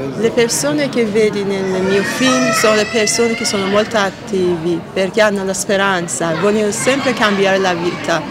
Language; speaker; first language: Italian; non-native, fluent; Persian